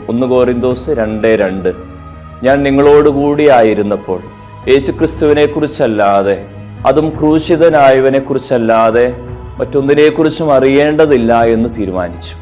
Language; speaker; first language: Malayalam; native; Malayalam